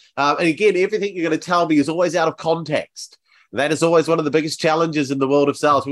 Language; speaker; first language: English; native; English